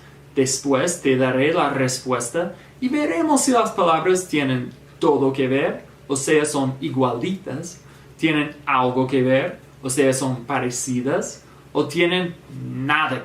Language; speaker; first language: Spanish; non-native, fluent; English